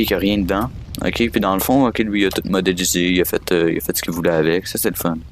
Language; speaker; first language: French; native; French